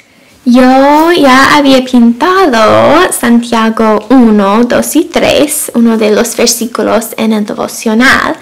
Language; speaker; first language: Spanish; non-native, fluent; English